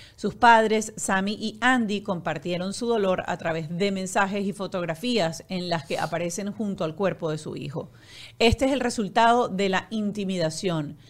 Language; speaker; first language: Spanish; native; Spanish